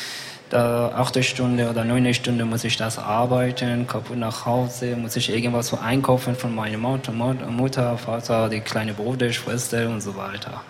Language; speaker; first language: German; non-native, learner; Persian